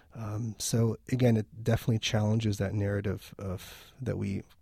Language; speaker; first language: English; early bilingual, other home language; Armenian